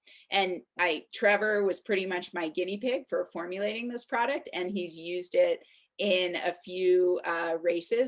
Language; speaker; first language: English; native; English